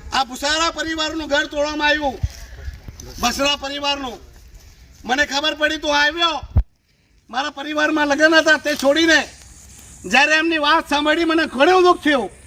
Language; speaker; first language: Gujarati; non-native, local second language; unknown